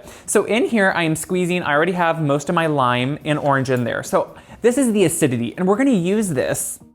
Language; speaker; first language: English; native; English